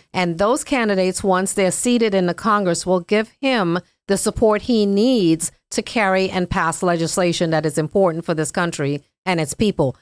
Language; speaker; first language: English; native; English